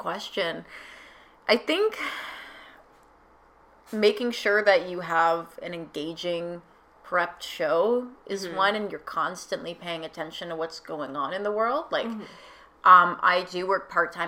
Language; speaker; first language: English; native; English